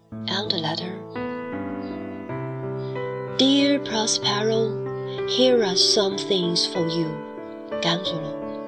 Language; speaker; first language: English; non-native, fluent; Chinese